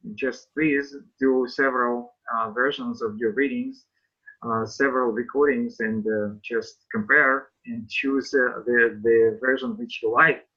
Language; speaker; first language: English; non-native, fluent; Russian